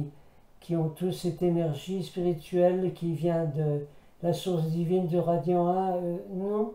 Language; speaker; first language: French; native; French